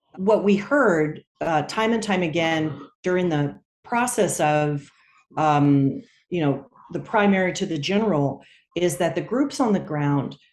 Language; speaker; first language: English; native; English